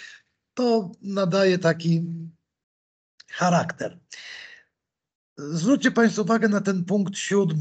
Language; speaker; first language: Polish; native; Polish